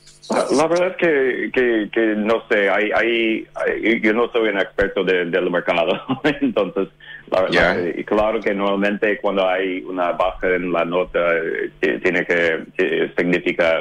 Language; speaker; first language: Spanish; non-native, fluent; English